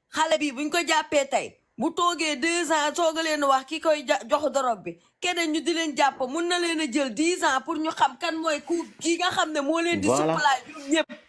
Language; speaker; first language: Wolof; native; Wolof